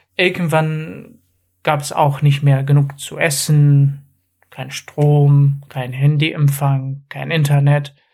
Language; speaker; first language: German; non-native, fluent; Arabic